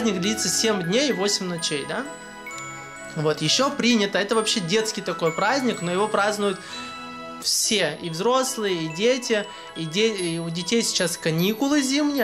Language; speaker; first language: Russian; native; Russian